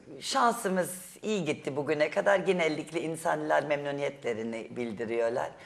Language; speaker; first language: Turkish; non-native, fluent; German